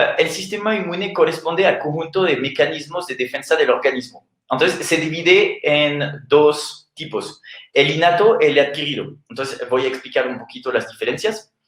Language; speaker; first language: Spanish; non-native, fluent; French